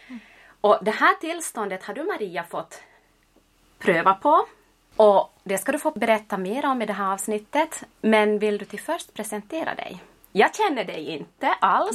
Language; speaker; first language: Swedish; native; Swedish